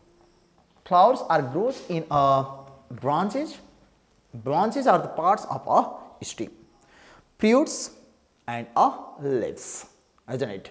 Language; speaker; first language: English; non-native, local second language; Nepali